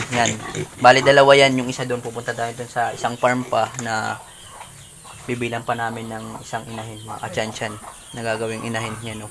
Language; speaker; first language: Filipino; native; Filipino